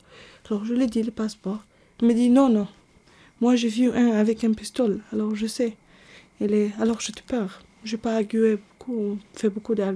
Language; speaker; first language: French; non-native, learner; Arabic